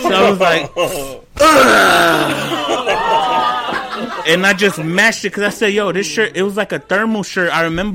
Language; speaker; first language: English; early bilingual, other home language; Spanish